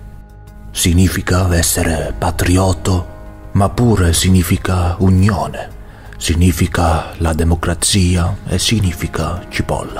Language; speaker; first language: Italian; non-native, learner; Swedish